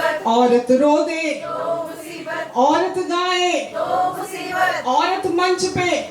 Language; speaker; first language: Hindi; non-native, local second language; Maithili